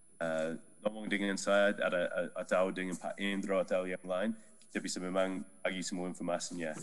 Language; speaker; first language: Indonesian; non-native, learner; Dutch